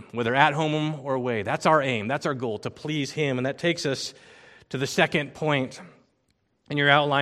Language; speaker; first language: English; native; English